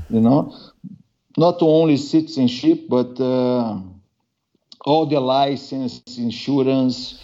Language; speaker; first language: English; non-native, learner; Portuguese